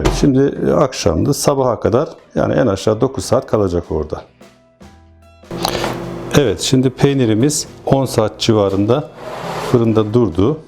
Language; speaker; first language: Turkish; native; Turkish